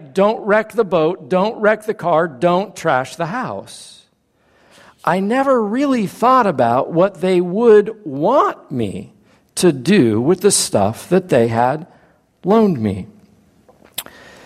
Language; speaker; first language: English; native; English